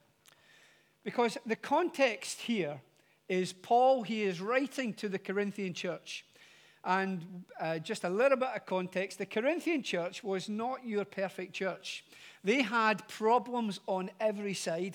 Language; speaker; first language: English; native; English